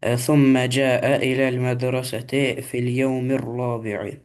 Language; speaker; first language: Arabic; non-native, learner; Albanian